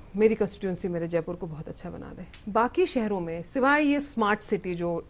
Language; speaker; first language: Hindi; native; Hindi